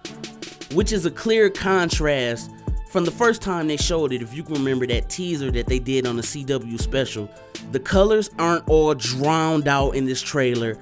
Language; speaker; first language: English; native; English